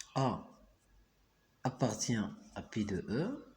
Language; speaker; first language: French; non-native, local second language; Arabic